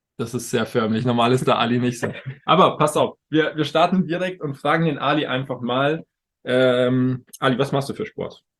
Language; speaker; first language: German; native; German